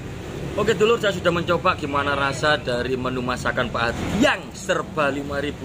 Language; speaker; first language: Indonesian; non-native, local second language; Javanese